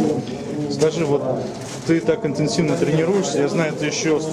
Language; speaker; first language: Russian; native; Russian